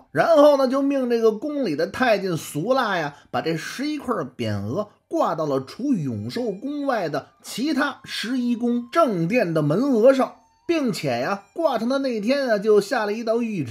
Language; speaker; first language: Chinese; native; Chinese